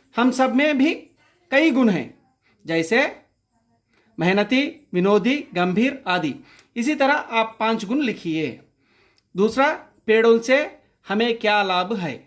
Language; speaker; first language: Hindi; non-native, local second language; Telugu